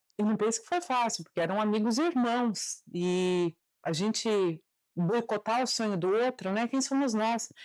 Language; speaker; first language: Portuguese; native; Portuguese